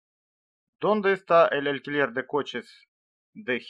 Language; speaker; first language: Spanish; non-native, learner; Russian